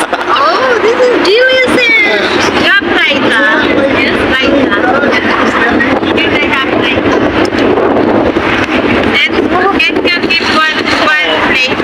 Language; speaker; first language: English; non-native, local second language; Filipino